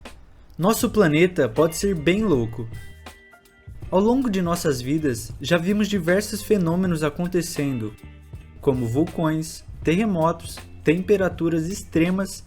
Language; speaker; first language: Portuguese; native; Portuguese